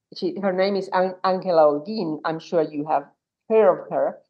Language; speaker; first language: English; non-native, fluent; Spanish